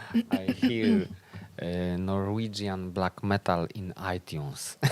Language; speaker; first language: English; non-native, learner; Polish